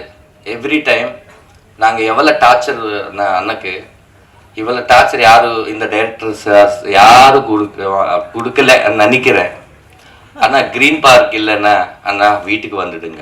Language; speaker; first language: Tamil; non-native, learner; Telugu